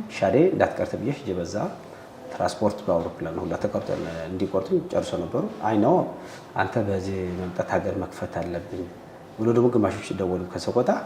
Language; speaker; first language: Amharic; non-native, local second language; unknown